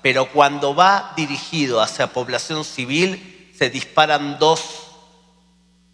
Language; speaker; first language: Spanish; native; Spanish